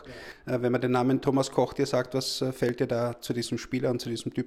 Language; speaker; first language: German; native; German